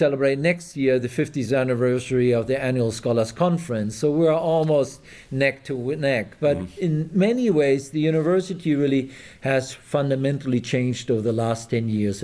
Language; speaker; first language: English; non-native, fluent; German